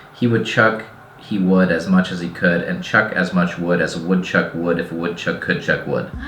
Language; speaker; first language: English; native; English